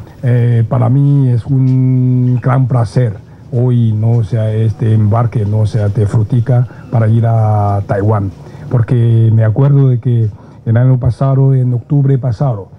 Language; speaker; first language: Spanish; non-native, learner; Chinese